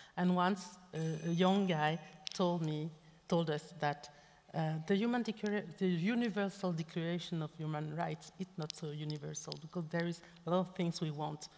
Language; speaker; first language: English; non-native, local second language; French